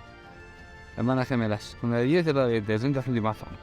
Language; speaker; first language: Spanish; native; Spanish